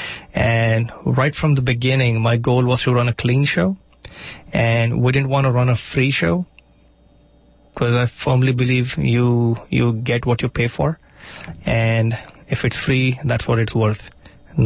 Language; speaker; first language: English; non-native, local second language; Marathi